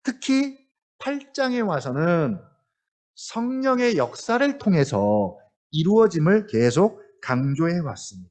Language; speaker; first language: Korean; native; Korean